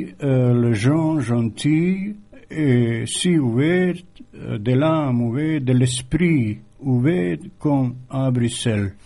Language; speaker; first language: French; non-native, fluent; Croatian